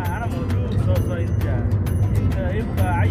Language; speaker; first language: Arabic; non-native, learner; Bangla